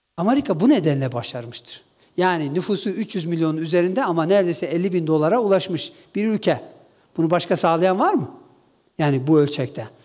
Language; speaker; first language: Turkish; non-native, local second language; Kurdish